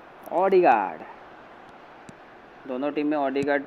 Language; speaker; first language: English; non-native, local second language; Bangla